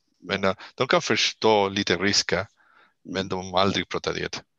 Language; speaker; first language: Swedish; non-native, learner; Spanish